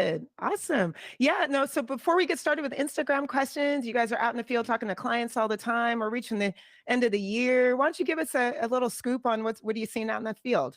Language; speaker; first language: English; native; English